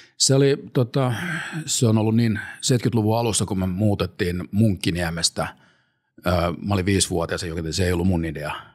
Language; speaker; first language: Finnish; native; Finnish